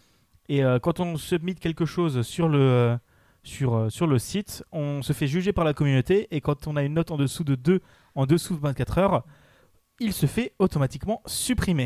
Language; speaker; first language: French; native; French